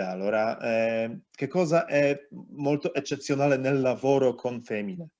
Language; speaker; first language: Italian; non-native, learner; Polish